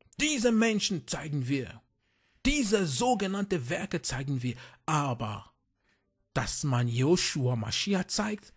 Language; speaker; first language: German; non-native, fluent; French